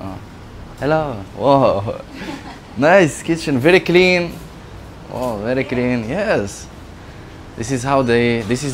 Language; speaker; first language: English; non-native, learner; Arabic